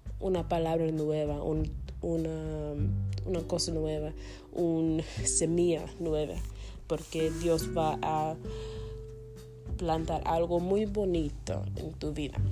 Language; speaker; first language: Spanish; non-native, learner; English